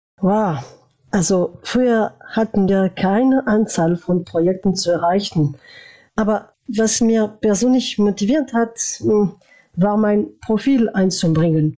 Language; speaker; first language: German; non-native, fluent; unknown